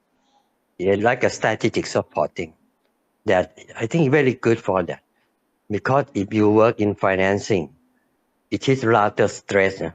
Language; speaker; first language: English; non-native, learner; Thai